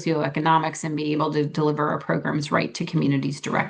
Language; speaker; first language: English; native; English